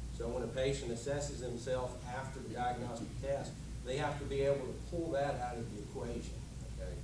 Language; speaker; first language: English; native; English